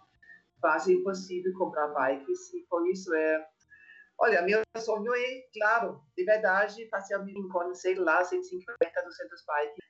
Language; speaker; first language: Portuguese; non-native, fluent; German